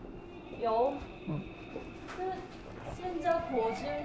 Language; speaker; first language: Chinese; non-native, learner; Korean